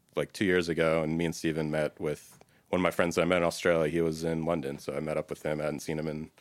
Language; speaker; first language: English; native; English